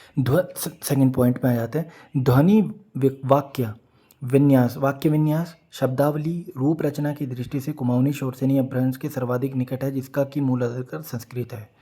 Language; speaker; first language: Hindi; native; Hindi